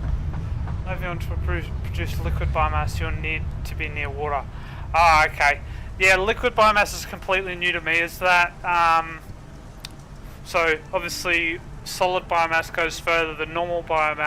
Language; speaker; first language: English; native; English